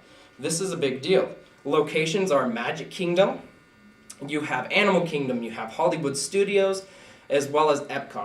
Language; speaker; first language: English; native; English